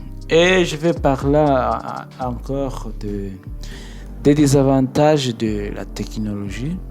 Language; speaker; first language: French; non-native, learner; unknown